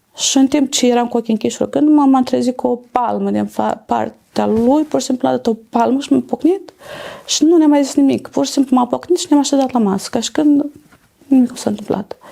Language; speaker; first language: Romanian; native; Romanian